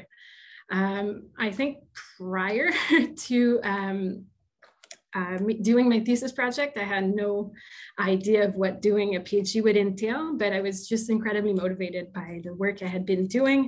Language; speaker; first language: English; non-native, fluent; French